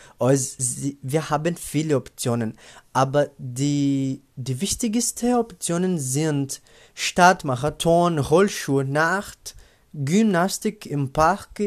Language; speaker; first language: German; non-native, learner; Portuguese